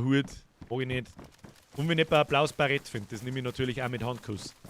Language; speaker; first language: German; native; German